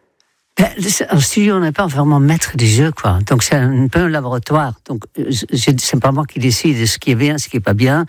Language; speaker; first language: French; non-native, fluent; Dutch